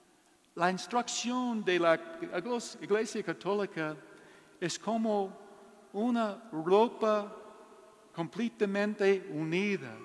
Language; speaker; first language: Spanish; non-native, learner; English